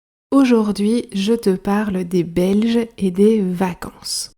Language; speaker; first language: French; native; French